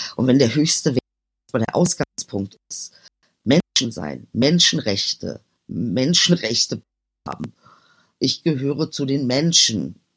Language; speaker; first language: German; early bilingual, other home language; Turkish